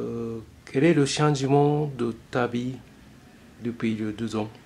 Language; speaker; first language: French; non-native, fluent; Japanese